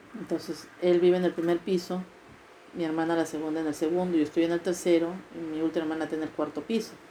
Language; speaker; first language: Spanish; native; Spanish